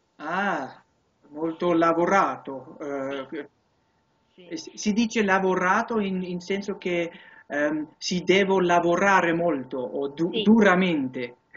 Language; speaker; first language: Italian; non-native, learner; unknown